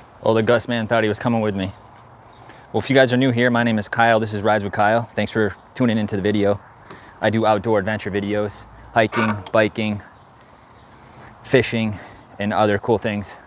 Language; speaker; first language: English; native; English